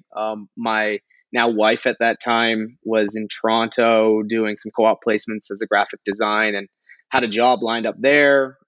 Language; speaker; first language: English; native; English